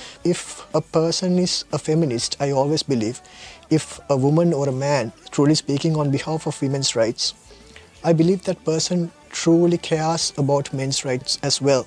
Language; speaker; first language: English; non-native, local second language; Sinhala